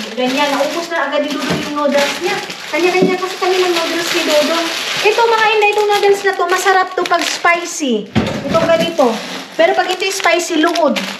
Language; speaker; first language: Filipino; non-native, local second language; Cebuano